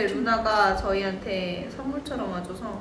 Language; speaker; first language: Korean; native; Korean